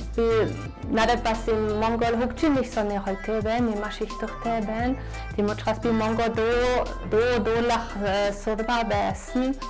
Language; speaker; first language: Mongolian; non-native, learner; German